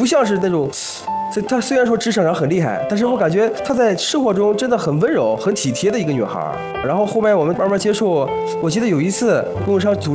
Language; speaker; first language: Chinese; native; Chinese